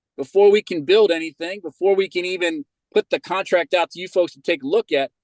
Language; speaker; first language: English; native; English